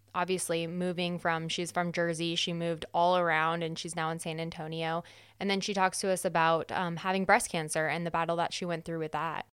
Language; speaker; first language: English; native; English